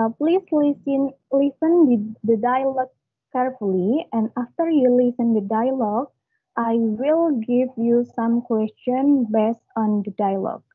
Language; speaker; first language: English; non-native, learner; Indonesian